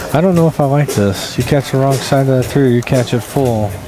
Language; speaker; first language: English; native; English